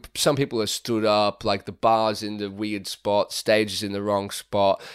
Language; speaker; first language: English; native; English